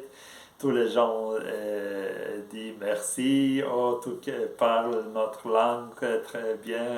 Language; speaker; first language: French; non-native, learner; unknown